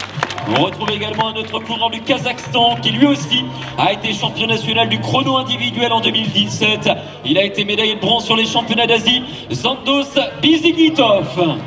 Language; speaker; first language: French; native; French